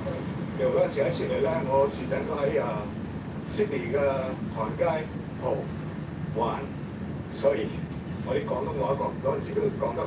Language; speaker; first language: Cantonese; early bilingual, heritage; Cantonese